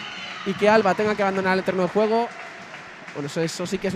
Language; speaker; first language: Spanish; native; Spanish